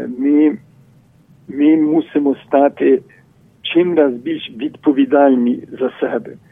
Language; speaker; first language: Ukrainian; early bilingual, heritage; Ukrainian